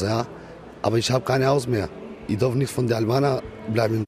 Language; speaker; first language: German; non-native, learner; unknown